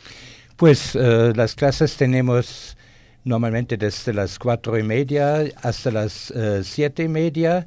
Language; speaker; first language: Spanish; non-native, fluent; German